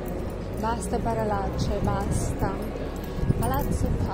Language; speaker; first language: Italian; non-native, learner; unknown